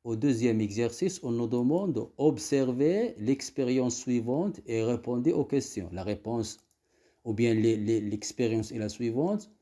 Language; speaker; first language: French; non-native, local second language; Arabic